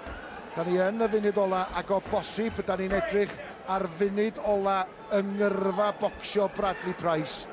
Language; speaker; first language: Welsh; native; Welsh